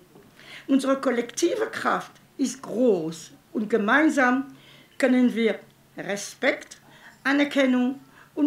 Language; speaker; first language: German; non-native, fluent; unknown